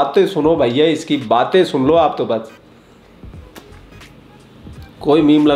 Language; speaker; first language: Hindi; native; Hindi